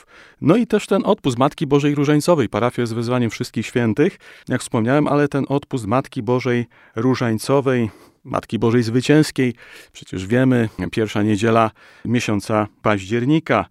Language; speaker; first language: Polish; native; Polish